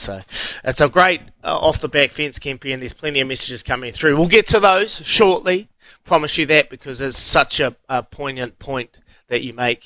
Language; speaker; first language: English; native; English